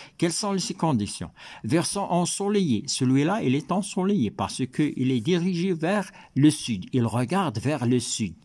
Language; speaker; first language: French; non-native, local second language; Arabic